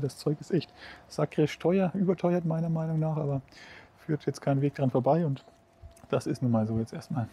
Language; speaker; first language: German; native; German